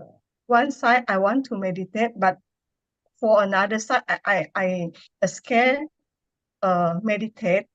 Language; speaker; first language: English; non-native, learner; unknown